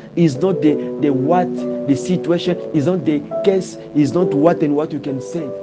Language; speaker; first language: English; non-native, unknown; Lingala